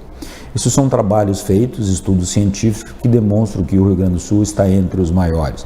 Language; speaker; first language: Portuguese; native; Portuguese